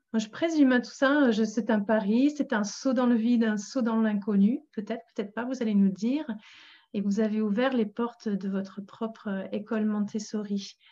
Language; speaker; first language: French; non-native, fluent; English